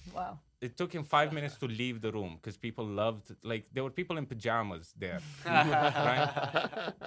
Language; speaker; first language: English; non-native, fluent; Romanian